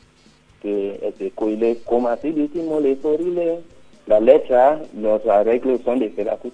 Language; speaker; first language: Spanish; non-native, learner; Yoruba